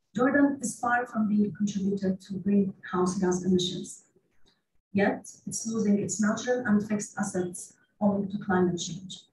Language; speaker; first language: English; non-native, fluent; Arabic